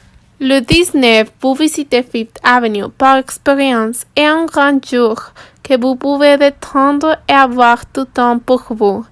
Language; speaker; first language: French; non-native, learner; Spanish